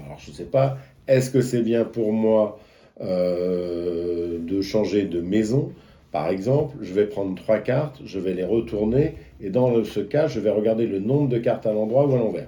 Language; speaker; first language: French; native; French